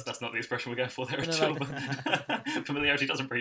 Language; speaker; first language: English; native; English